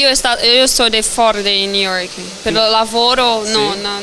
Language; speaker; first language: Italian; non-native, learner; Portuguese